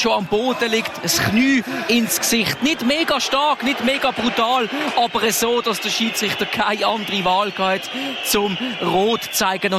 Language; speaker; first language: German; native; German